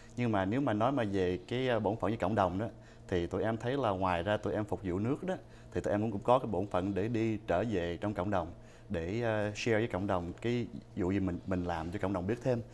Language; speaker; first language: Vietnamese; early bilingual, heritage; Vietnamese